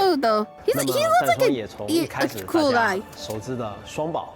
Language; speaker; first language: Chinese; native; Chinese